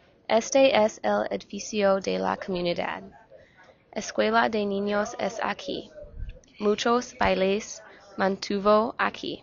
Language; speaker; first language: Spanish; non-native, learner; English